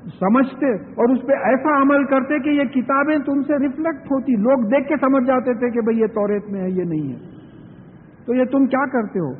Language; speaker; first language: Urdu; native; Urdu